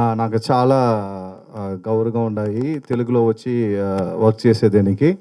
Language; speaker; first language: Telugu; non-native, learner; Tamil